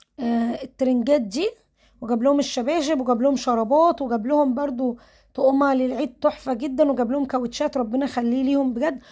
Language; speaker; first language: Arabic; native; Arabic